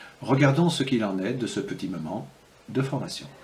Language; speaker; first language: French; native; French